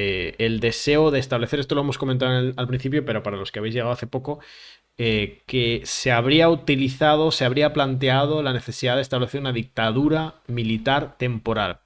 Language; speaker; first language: Spanish; native; Spanish